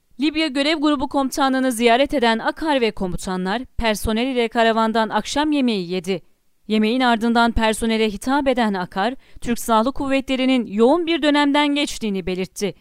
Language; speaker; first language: Turkish; native; Turkish